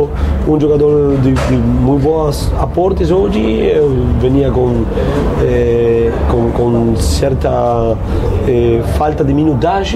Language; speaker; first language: Portuguese; non-native, fluent; Spanish